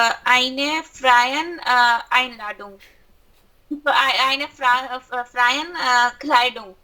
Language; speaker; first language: German; non-native, learner; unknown